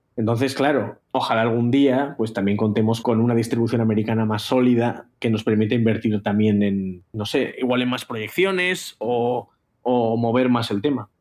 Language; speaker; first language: Spanish; native; Spanish